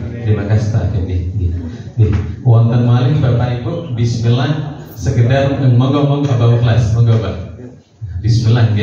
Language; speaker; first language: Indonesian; non-native, local second language; Javanese